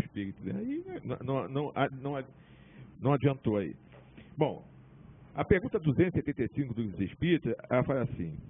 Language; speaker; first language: Portuguese; native; Portuguese